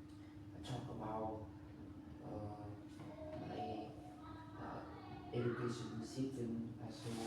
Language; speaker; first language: English; non-native, learner; Vietnamese